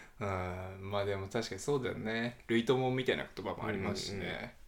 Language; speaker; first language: Japanese; native; Japanese